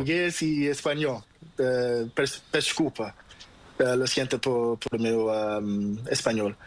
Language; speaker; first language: Spanish; non-native, learner; Portuguese